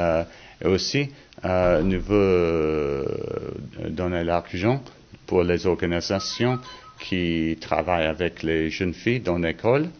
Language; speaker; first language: French; non-native, learner; English